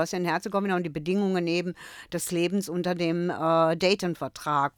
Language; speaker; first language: German; early bilingual, other home language; Croatian